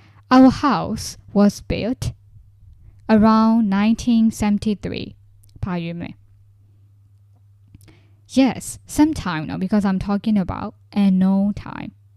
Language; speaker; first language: English; non-native, fluent; Burmese